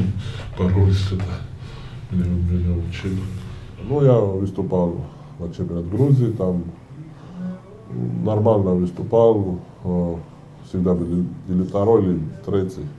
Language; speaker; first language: Russian; non-native, fluent; Georgian